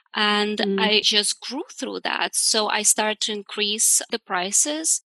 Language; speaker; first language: English; non-native, fluent; Russian